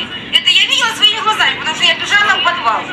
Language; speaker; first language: Russian; native; Russian